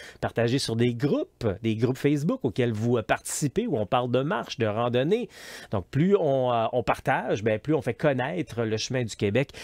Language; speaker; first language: French; native; French